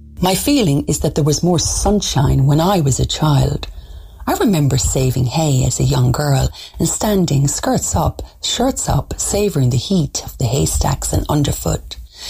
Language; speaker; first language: English; native; English